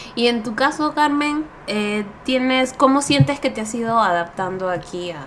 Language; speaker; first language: Spanish; native; Spanish